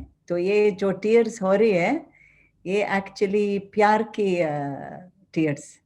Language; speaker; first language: Hindi; non-native, fluent; Arabic